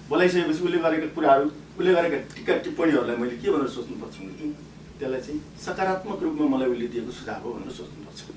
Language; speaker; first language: Nepali; native; Nepali